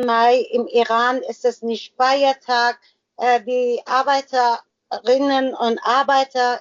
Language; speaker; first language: German; non-native, learner; Persian